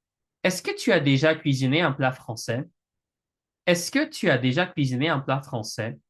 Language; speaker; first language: French; non-native, fluent; English